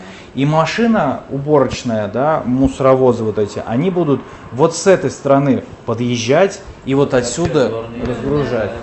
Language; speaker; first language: Russian; native; Russian